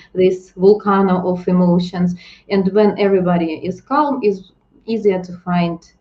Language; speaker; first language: English; non-native, fluent; Ukrainian